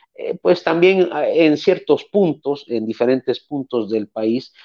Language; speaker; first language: Spanish; native; Spanish